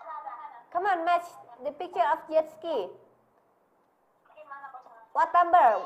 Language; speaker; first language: English; non-native, learner; Indonesian